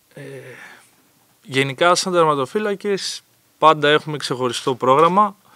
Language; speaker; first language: Greek; native; Greek